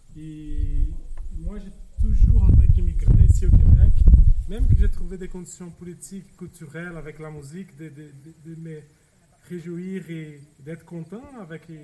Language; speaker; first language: French; non-native, fluent; Portuguese